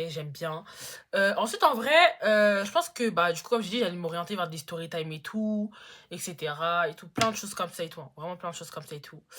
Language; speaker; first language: French; native; French